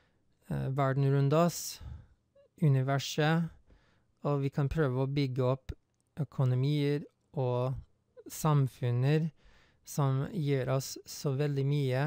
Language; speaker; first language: Norwegian; non-native, fluent; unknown